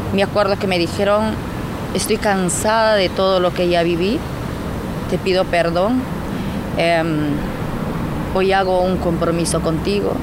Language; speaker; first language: Spanish; native; Spanish